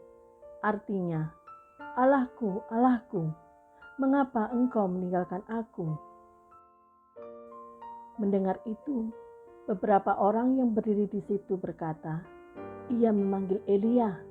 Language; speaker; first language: Indonesian; native; Indonesian